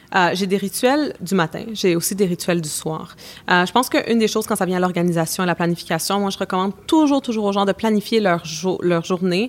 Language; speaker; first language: French; native; French